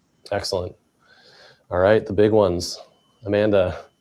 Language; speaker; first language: English; native; English